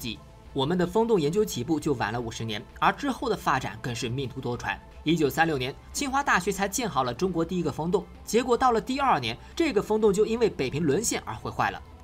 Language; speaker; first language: Chinese; native; Chinese